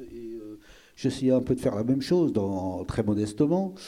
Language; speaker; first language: French; native; French